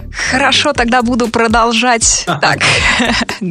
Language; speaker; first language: Russian; native; Russian